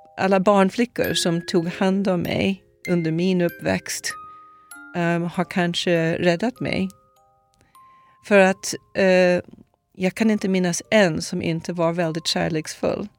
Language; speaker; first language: Swedish; non-native, fluent; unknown